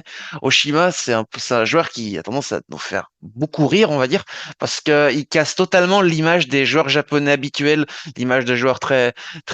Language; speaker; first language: French; native; French